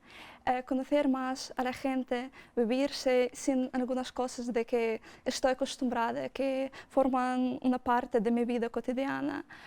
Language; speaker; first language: Spanish; non-native, fluent; Russian